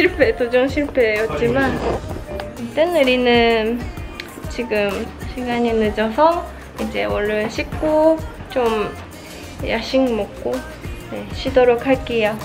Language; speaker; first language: Korean; non-native, fluent; Japanese